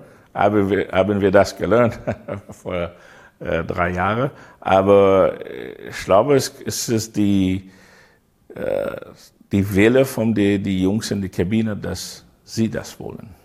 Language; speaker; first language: German; non-native, learner; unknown